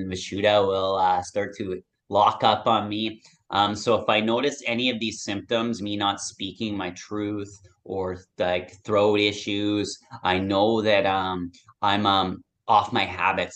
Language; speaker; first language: English; native; English